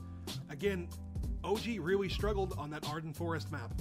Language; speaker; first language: English; native; English